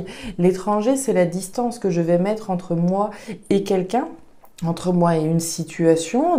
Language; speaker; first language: French; native; French